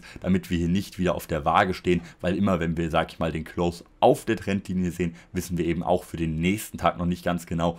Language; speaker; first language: German; native; German